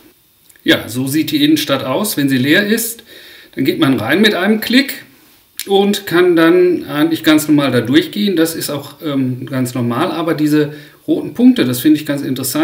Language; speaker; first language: German; native; German